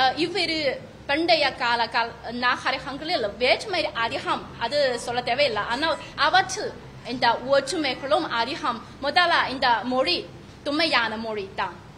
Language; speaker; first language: Tamil; non-native, fluent; Chinese